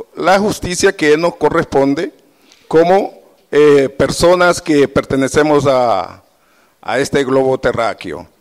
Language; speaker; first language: Spanish; native; Spanish